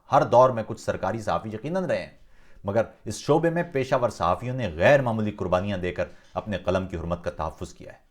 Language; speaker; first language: Urdu; native; Urdu